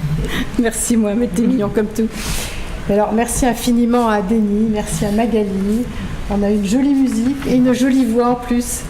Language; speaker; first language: French; native; French